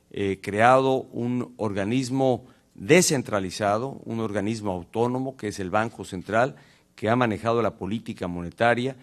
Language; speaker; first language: Spanish; native; Spanish